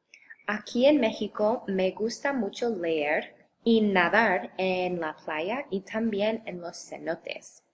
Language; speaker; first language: Spanish; non-native, fluent; English